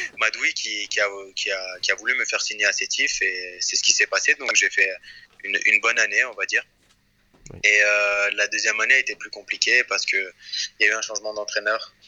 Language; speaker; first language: French; early bilingual, other home language; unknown